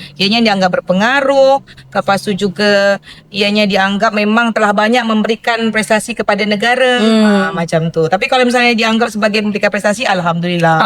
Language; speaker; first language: Malay; native; Malay